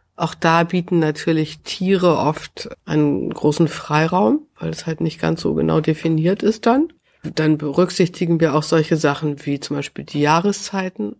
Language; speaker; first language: German; native; German